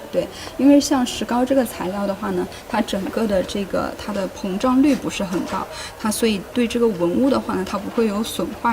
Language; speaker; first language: Chinese; native; Chinese